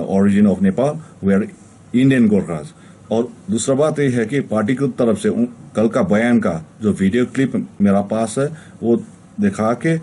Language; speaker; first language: Hindi; non-native, local second language; Nepali